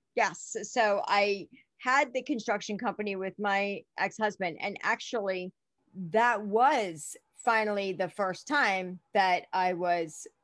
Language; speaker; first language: English; native; English